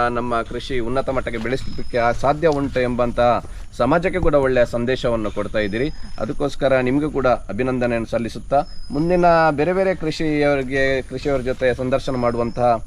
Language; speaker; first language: Kannada; native; Kannada